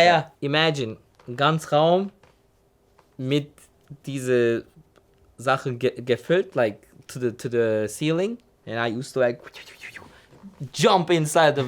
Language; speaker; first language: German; non-native, learner; Turkish